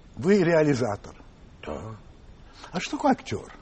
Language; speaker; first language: Russian; non-native, local second language; Armenian